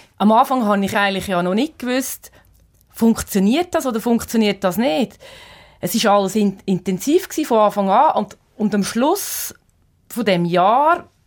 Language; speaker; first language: German; native; German